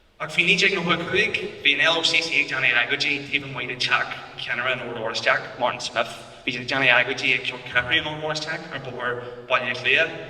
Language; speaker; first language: Irish; non-native, local second language; English